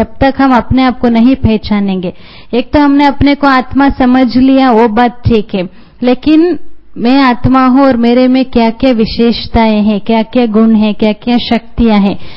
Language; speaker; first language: Hindi; native; Hindi